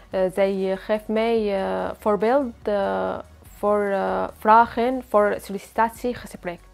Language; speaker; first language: Dutch; non-native, learner; Arabic